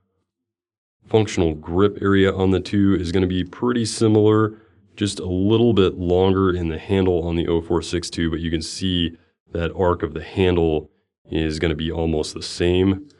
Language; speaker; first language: English; native; English